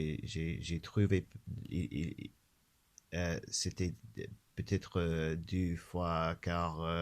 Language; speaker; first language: French; non-native, learner; English